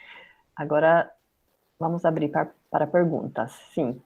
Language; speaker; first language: Portuguese; non-native, fluent; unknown